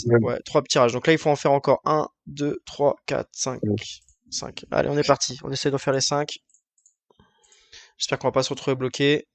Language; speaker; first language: French; native; French